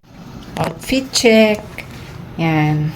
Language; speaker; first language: Filipino; native; Filipino